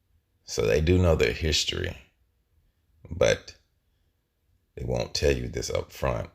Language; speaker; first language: English; native; English